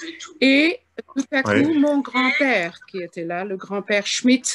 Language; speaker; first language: French; non-native, fluent; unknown